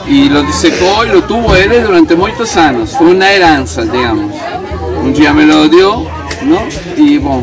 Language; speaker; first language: Portuguese; non-native, learner; Spanish